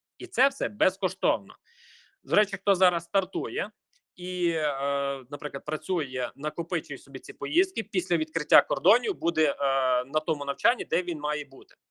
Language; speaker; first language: Ukrainian; native; Ukrainian